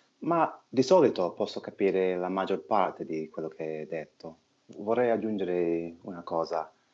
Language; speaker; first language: Italian; non-native, fluent; English